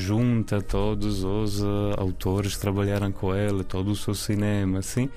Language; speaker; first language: Portuguese; non-native, fluent; Italian